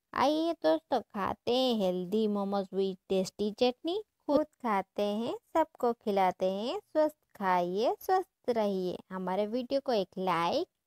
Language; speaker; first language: Hindi; non-native, local second language; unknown